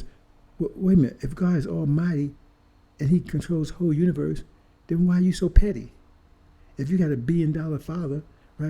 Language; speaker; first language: English; native; English